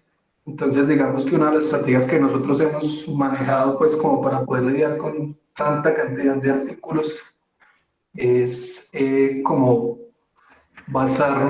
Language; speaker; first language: Spanish; native; Spanish